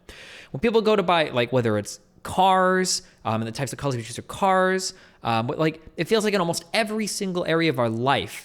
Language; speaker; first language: English; native; English